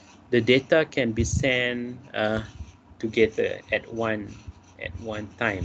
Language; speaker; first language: English; non-native, local second language; Malay